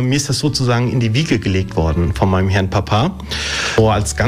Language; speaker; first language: German; early bilingual, other home language; Italian